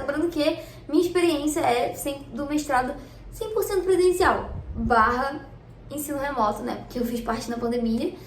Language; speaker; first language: Portuguese; native; Portuguese